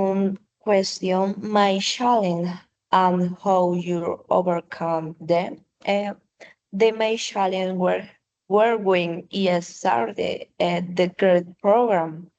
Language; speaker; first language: English; non-native, learner; Spanish